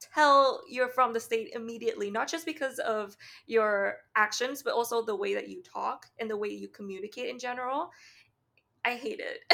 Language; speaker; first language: English; native; English